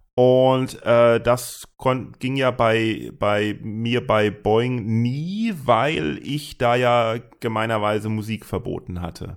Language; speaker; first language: German; native; German